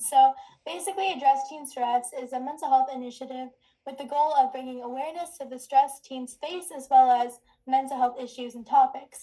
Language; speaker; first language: English; native; English